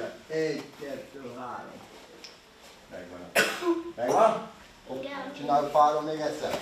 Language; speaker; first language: Hungarian; non-native, learner; Portuguese